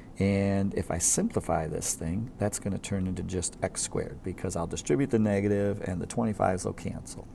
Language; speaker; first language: English; native; English